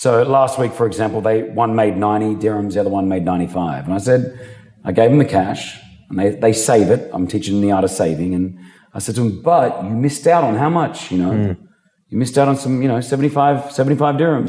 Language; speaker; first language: English; native; English